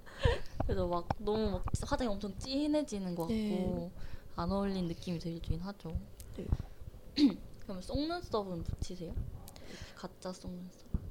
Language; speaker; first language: Korean; non-native, learner; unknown